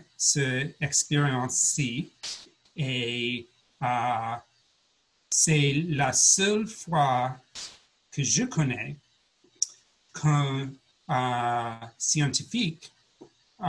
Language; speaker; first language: French; non-native, learner; English